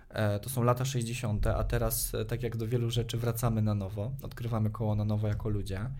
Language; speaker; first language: Polish; native; Polish